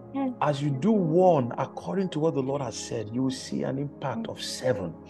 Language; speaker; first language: English; non-native, local second language; Yoruba